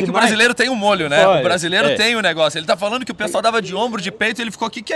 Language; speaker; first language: Portuguese; native; Portuguese